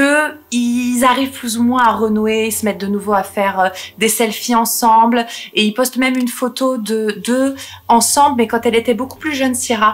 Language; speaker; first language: French; native; French